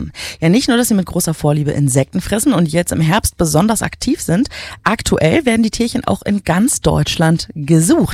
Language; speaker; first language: German; native; German